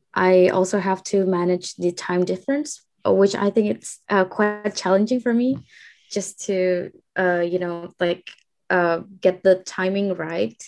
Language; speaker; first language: English; non-native, fluent; Indonesian